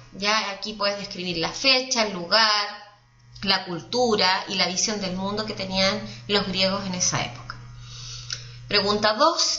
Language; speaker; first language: Spanish; native; Spanish